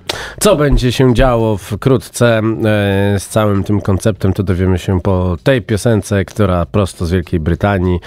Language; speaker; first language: Polish; native; Polish